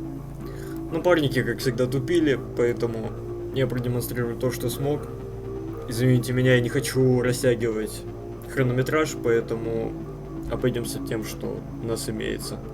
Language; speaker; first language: Russian; native; Russian